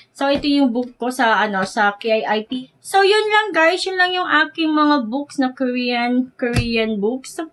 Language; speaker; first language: Filipino; native; Filipino